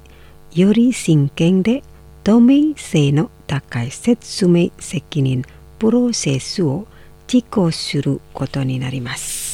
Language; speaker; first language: Japanese; non-native, fluent; Indonesian